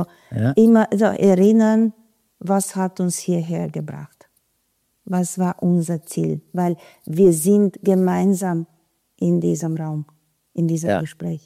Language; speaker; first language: German; non-native, fluent; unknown